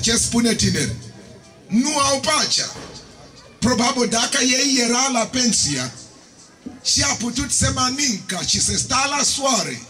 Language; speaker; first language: Romanian; non-native, learner; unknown